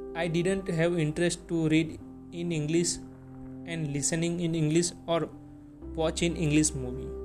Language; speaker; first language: English; non-native, local second language; Gujarati